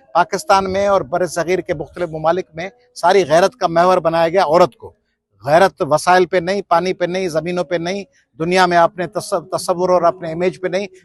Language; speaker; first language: Urdu; non-native, local second language; Sindhi